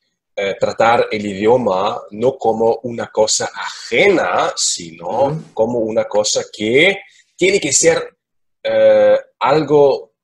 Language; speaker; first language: Spanish; non-native, learner; German